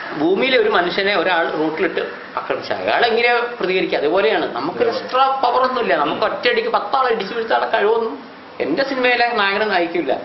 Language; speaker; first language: Malayalam; non-native, local second language; Hindi